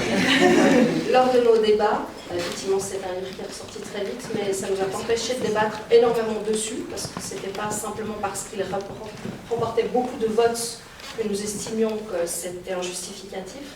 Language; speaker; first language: French; native; French